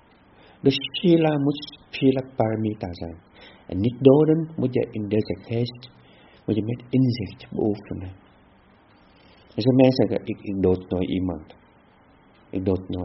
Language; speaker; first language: Dutch; non-native, fluent; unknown